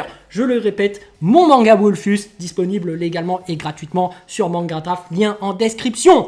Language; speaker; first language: French; native; French